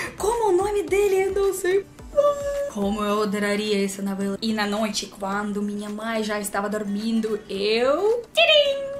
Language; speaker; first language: Portuguese; non-native, learner; Russian